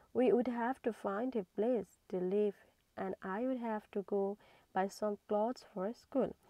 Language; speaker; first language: English; non-native, local second language; Assamese